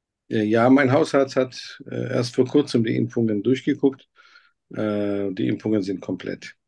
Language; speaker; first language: German; non-native, fluent; Turkish